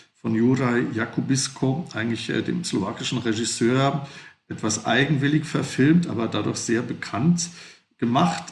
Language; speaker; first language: German; native; German